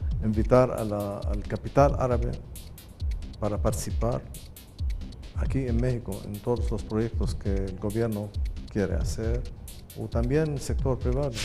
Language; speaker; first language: Spanish; non-native, fluent; Arabic